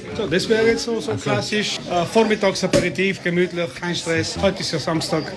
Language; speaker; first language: German; native; German